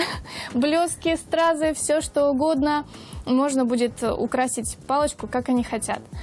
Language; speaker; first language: Russian; native; Russian